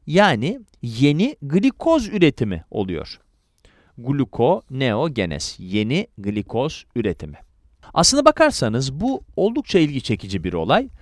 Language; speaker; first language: Turkish; native; Turkish